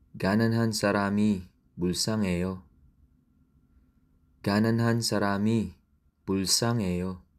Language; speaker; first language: Korean; non-native, learner; Filipino